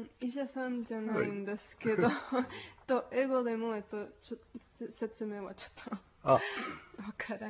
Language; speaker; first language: Japanese; non-native, learner; Spanish